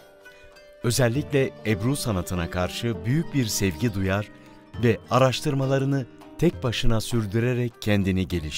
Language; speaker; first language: Turkish; native; Turkish